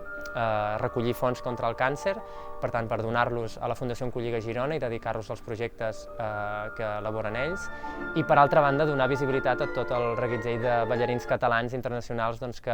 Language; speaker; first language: Catalan; native; Catalan